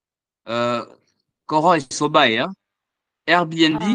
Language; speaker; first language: Vietnamese; non-native, learner; French